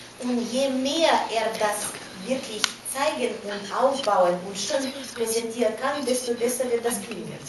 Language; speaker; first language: German; non-native, fluent; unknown